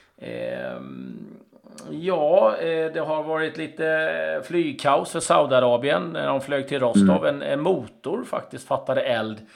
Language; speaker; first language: Swedish; native; Swedish